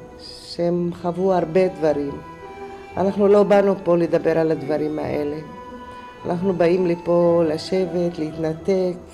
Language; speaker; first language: Hebrew; non-native, local second language; Arabic